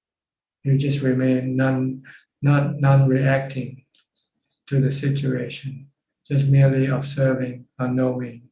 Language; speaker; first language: English; non-native, fluent; Thai